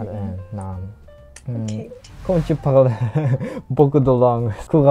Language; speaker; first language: French; non-native, learner; Japanese